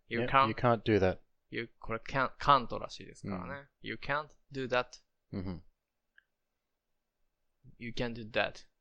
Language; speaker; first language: English; non-native, learner; Japanese